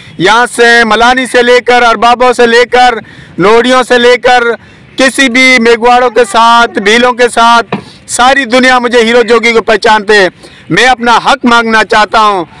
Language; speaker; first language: Urdu; non-native, local second language; Sindhi